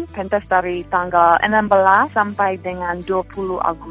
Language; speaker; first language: Indonesian; non-native, fluent; English